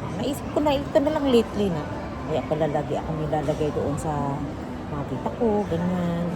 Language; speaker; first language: Filipino; non-native, local second language; Cebuano